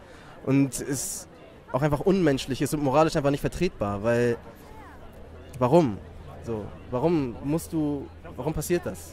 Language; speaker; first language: German; native; German